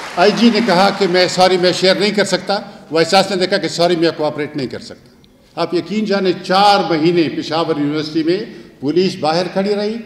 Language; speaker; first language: Urdu; non-native, local second language; Pashto